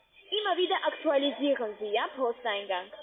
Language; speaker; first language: German; non-native, learner; Russian